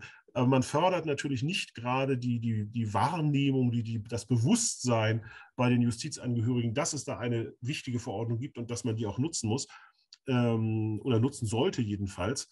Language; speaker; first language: German; native; German